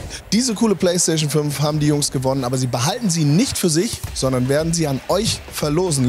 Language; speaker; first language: German; native; German